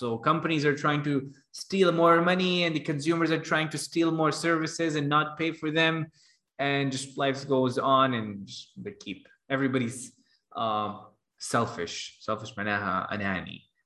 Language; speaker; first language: English; non-native, fluent; Arabic